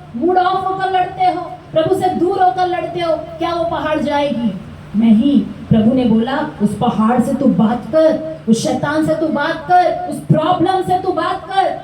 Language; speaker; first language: Hindi; non-native, local second language; Telugu